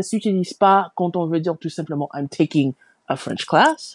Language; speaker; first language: French; non-native, fluent; English